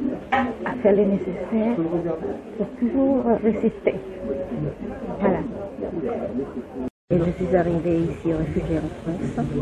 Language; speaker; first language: French; non-native, fluent; Spanish